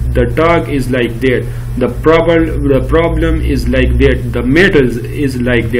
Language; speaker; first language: English; non-native, local second language; Urdu